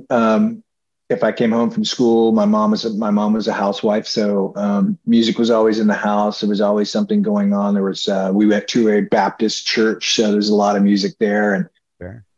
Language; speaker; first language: English; native; English